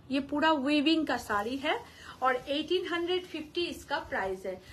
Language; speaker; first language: Hindi; non-native, local second language; Bangla